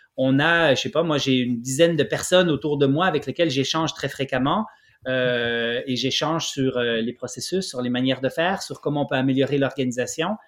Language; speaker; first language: French; native; French